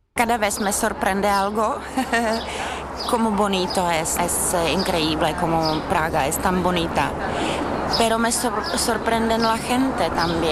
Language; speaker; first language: Spanish; non-native, learner; Czech